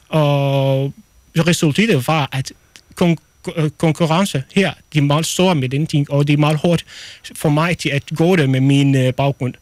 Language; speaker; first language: Danish; non-native, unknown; Arabic